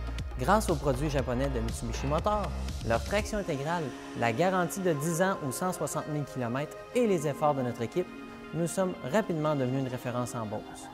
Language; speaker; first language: French; native; French